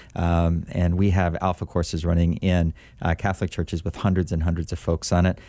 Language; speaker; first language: English; native; English